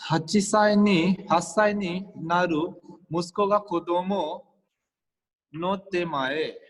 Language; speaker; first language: Japanese; non-native, fluent; Hindi